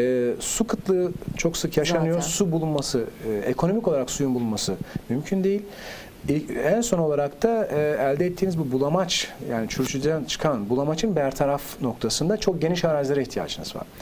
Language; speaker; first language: Turkish; native; Turkish